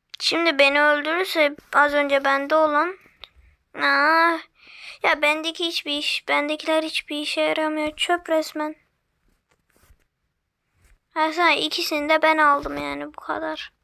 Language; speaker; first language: Turkish; native; Turkish